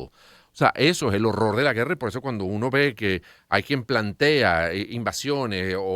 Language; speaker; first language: Spanish; native; Spanish